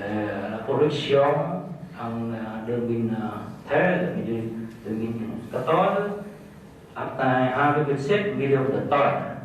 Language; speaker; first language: French; non-native, fluent; Vietnamese